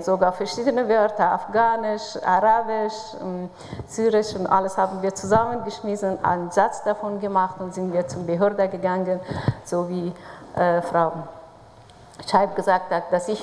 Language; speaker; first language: German; non-native, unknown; Persian